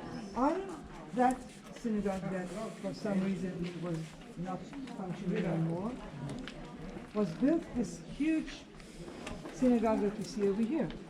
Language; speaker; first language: English; non-native, fluent; Hebrew